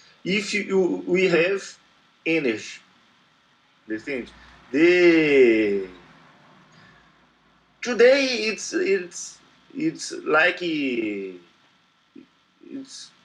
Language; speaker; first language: English; non-native, learner; Portuguese